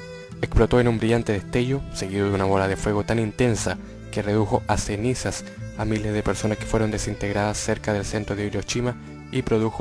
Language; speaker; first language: Spanish; native; Spanish